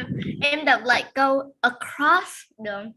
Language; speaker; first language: Vietnamese; native; Vietnamese